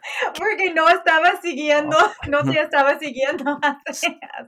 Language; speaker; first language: Spanish; non-native, fluent; English